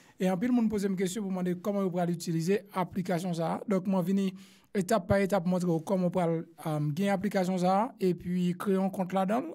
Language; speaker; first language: French; non-native, local second language; Haitian Creole